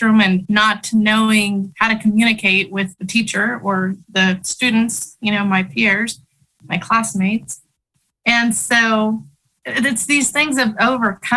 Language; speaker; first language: English; early bilingual, other home language; Spanish